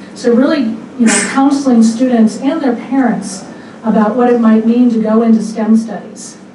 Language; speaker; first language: English; native; English